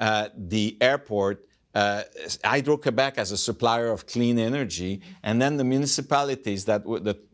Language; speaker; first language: English; non-native, fluent; French